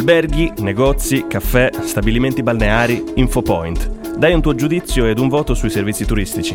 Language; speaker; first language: Italian; native; Italian